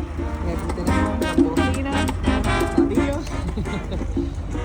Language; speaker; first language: Spanish; early bilingual, heritage; Spanish